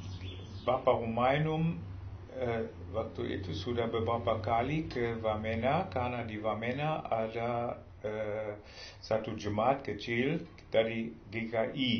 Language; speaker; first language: Indonesian; non-native, fluent; German